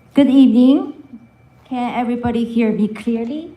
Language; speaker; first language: English; non-native, fluent; Chinese